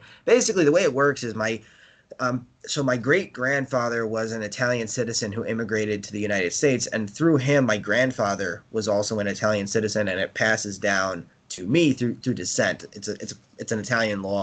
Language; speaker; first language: English; native; English